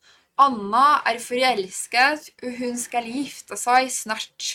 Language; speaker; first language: Norwegian; non-native, fluent; Polish